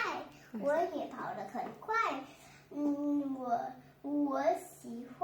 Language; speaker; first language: Chinese; non-native, learner; Vietnamese